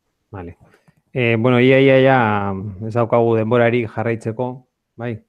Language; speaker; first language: Basque; non-native, local second language; Spanish